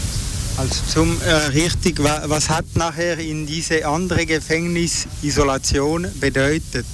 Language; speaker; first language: German; non-native, fluent; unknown